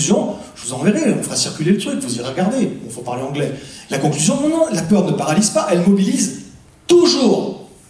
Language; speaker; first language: French; native; French